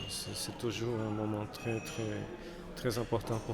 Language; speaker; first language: French; non-native, fluent; Portuguese